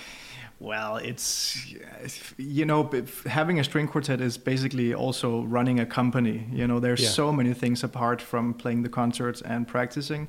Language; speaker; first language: English; non-native, fluent; Danish